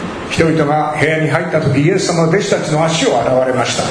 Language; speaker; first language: Japanese; native; Japanese